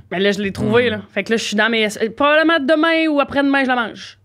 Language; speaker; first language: French; native; French